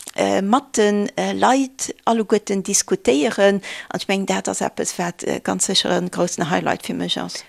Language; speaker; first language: Luxembourgish; native; Luxembourgish